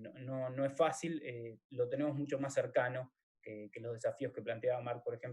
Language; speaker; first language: Spanish; native; Spanish